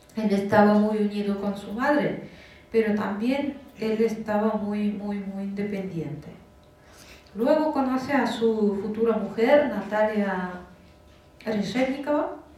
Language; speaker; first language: Spanish; non-native, fluent; Russian